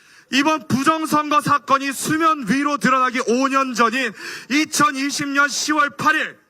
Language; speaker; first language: Korean; native; Korean